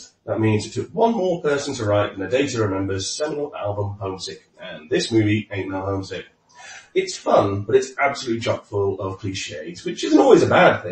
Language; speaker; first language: English; native; English